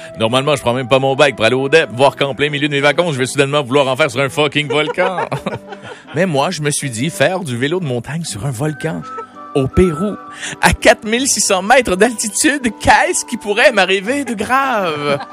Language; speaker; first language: French; native; French